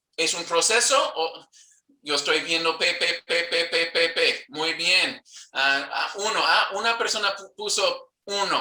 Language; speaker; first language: Spanish; non-native, fluent; English